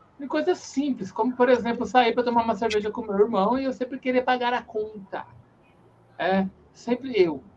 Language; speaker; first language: Portuguese; native; Portuguese